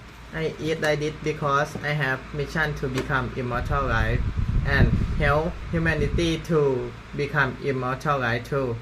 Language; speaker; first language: English; non-native, learner; Thai